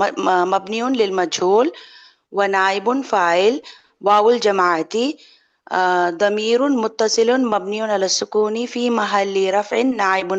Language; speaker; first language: Arabic; non-native, learner; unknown